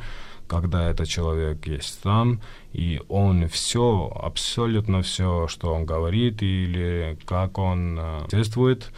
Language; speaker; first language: Russian; non-native, fluent; Georgian